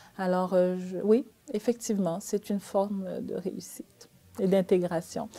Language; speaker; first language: French; early bilingual, other home language; Haitian Creole